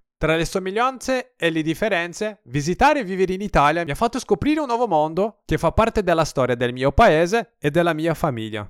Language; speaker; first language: Italian; non-native, fluent; Portuguese